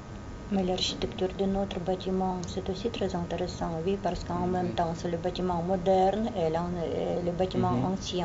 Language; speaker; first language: French; non-native, fluent; Russian